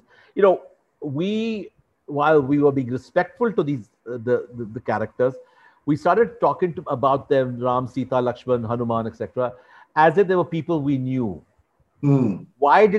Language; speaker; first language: English; non-native, local second language; Hindi